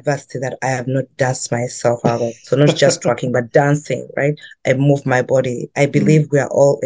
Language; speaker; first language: English; non-native, local second language; Ganda